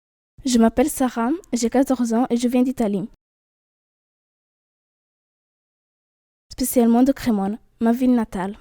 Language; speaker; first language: French; non-native, learner; Italian